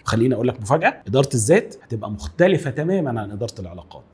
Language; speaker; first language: Arabic; native; Arabic